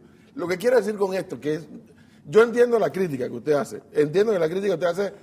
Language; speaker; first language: Spanish; native; Spanish